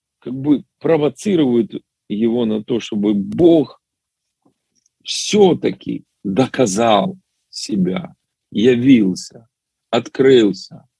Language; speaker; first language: Russian; native; Russian